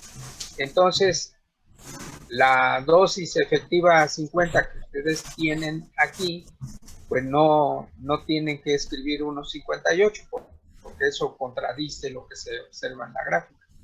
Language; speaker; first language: Spanish; native; Spanish